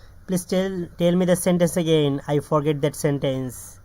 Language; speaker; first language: English; non-native, learner; Bangla